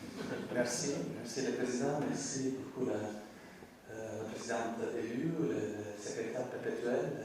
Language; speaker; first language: French; non-native, fluent; Italian